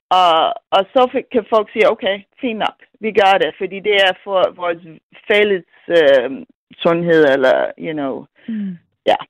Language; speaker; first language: Danish; non-native, fluent; English